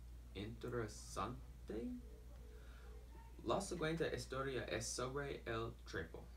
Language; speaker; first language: Spanish; non-native, learner; English